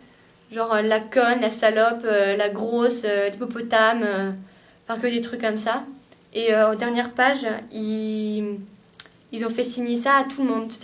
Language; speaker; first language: French; native; French